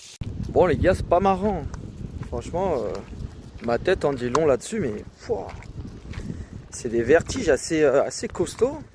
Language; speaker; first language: French; native; French